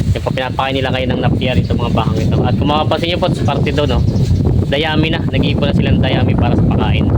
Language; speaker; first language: Filipino; native; Filipino